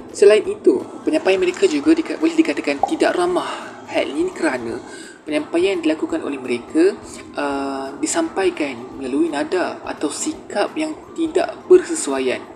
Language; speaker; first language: Malay; native; Malay